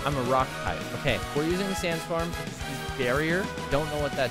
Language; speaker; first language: English; native; English